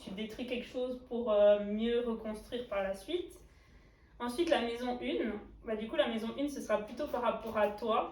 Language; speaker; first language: French; native; French